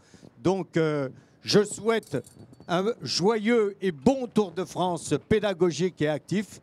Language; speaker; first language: French; native; French